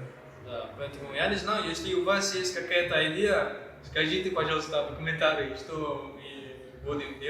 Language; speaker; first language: Russian; non-native, learner; Malay